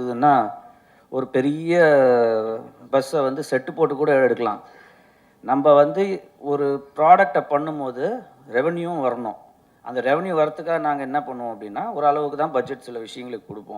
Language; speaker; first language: Tamil; native; Tamil